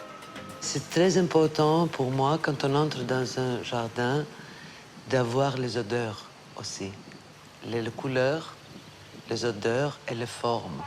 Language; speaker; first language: French; non-native, fluent; Greek